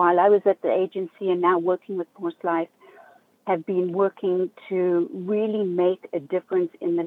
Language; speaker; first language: English; native; English